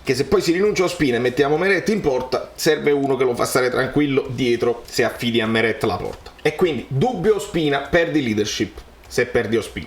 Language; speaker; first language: Italian; native; Italian